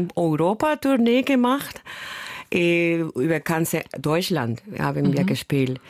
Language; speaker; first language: German; non-native, fluent; Spanish